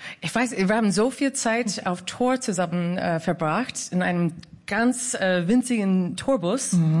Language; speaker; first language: German; non-native, fluent; English